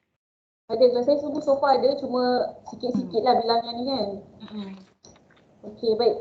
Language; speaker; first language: Malay; native; Malay